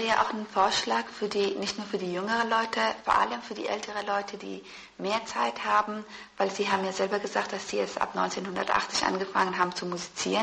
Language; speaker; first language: German; early bilingual, other home language; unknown